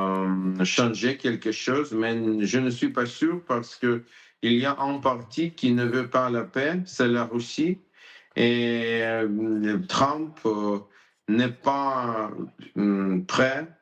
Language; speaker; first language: French; non-native, learner; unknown